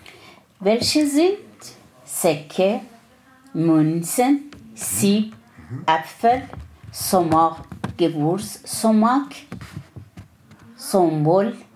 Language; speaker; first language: German; non-native, learner; Persian